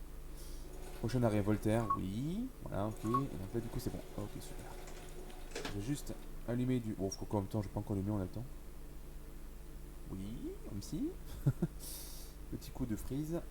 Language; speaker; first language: French; native; French